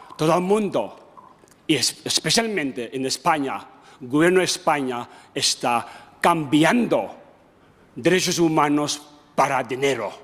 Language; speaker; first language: Spanish; non-native, learner; Tibetan